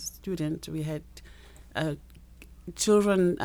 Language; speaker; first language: English; non-native, local second language; Northern Sotho